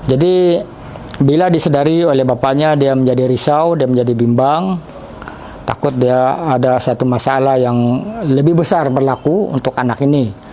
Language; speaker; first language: Malay; non-native, local second language; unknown